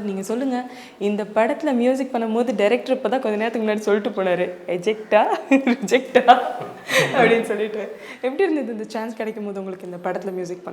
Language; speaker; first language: Tamil; native; Tamil